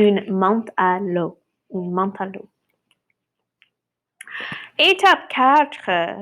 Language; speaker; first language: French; non-native, fluent; English